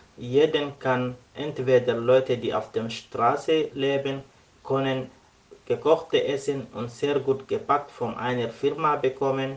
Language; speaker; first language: German; non-native, learner; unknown